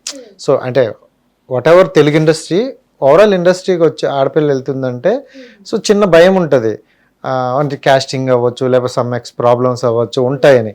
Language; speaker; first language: Telugu; native; Telugu